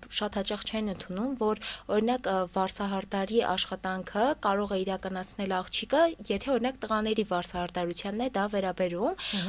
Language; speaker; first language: Armenian; native; Armenian